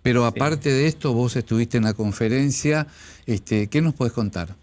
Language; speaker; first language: Spanish; native; Spanish